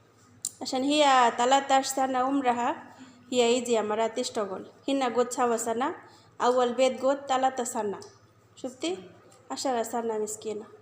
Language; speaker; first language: Arabic; non-native, learner; Bangla